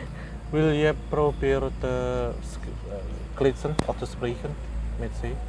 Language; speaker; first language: Dutch; non-native, learner; Indonesian